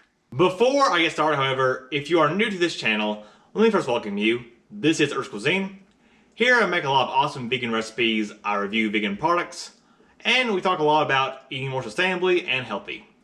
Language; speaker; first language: English; native; English